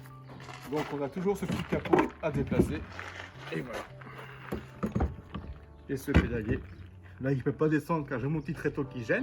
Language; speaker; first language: French; native; French